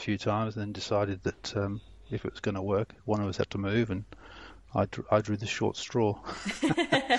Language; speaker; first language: English; native; English